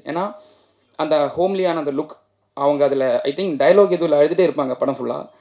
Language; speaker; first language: Tamil; non-native, local second language; Malayalam